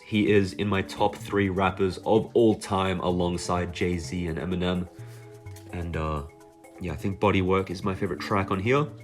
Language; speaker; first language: English; native; English